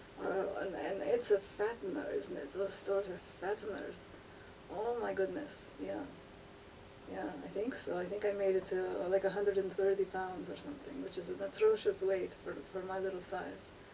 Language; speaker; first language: English; native; English